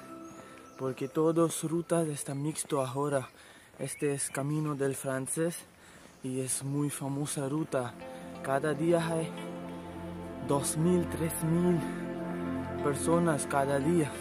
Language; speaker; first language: Spanish; non-native, learner; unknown